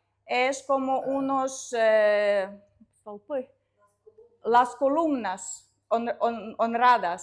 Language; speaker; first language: Spanish; non-native, learner; Russian